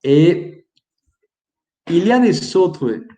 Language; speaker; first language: French; non-native, learner; Spanish